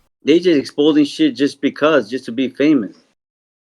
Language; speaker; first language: English; native; English